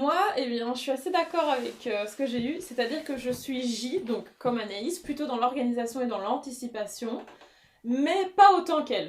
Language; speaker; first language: French; native; French